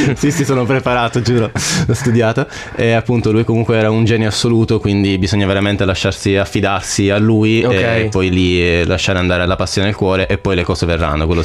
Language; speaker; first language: Italian; native; Italian